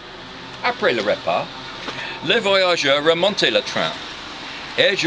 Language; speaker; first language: French; non-native, learner; English